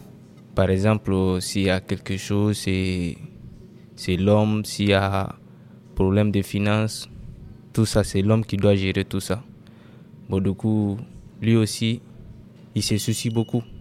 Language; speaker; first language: French; non-native, local second language; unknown